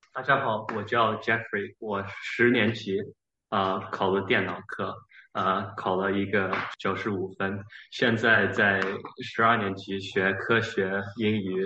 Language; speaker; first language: Chinese; early bilingual, heritage; Chinese